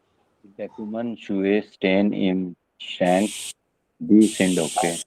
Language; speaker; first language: German; non-native, learner; Hindi